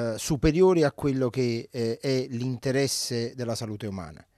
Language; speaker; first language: Italian; native; Italian